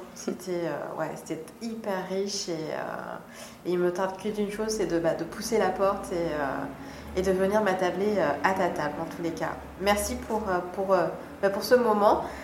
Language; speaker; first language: French; native; French